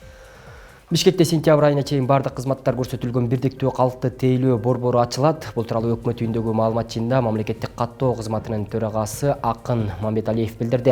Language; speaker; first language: Kyrgyz; native; Kyrgyz